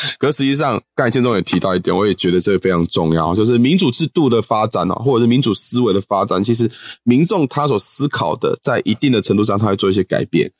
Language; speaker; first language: Chinese; native; Chinese